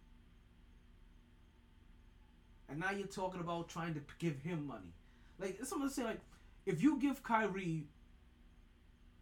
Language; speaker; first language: English; native; English